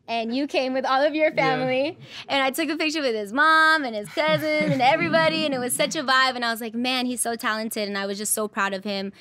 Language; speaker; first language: English; native; English